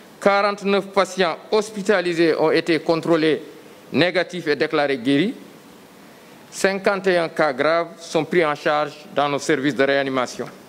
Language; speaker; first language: French; non-native, local second language; Wolof